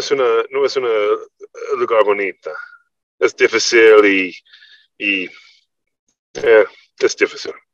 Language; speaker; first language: Spanish; non-native, learner; English